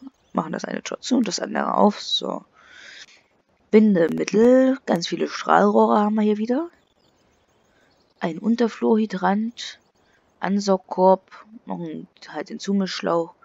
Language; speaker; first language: German; native; German